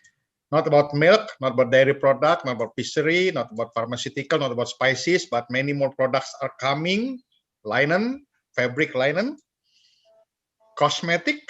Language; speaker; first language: English; non-native, fluent; Indonesian